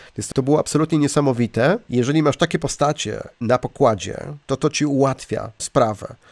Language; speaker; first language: Polish; native; Polish